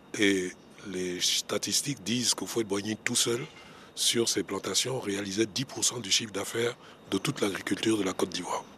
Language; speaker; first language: French; non-native, local second language; Baoulé